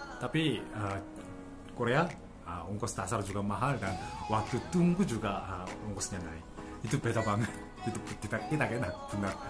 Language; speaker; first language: Indonesian; non-native, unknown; Korean